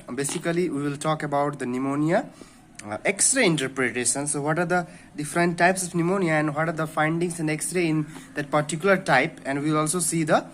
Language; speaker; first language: English; non-native, local second language; Nepali